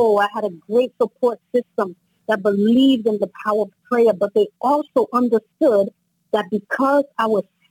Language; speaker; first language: English; native; English